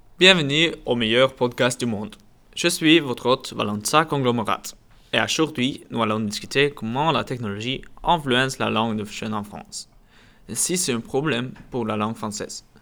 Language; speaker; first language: French; non-native, learner; Norwegian